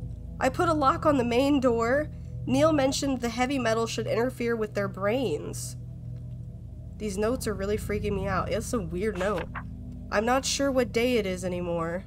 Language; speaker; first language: English; native; English